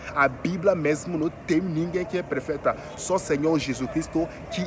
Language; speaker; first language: Portuguese; non-native, fluent; French